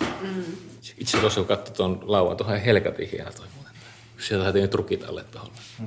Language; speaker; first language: Finnish; native; Finnish